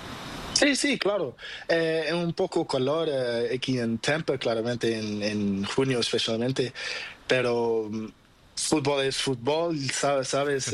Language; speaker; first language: Spanish; non-native, learner; Portuguese